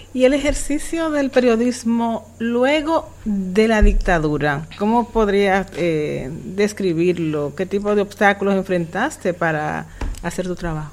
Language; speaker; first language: Spanish; native; Spanish